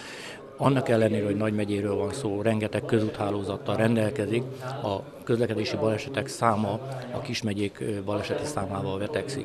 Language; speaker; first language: Hungarian; native; Hungarian